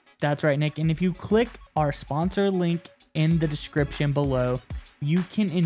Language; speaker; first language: English; native; English